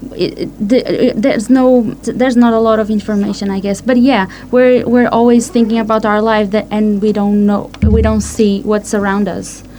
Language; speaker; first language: English; non-native, fluent; Portuguese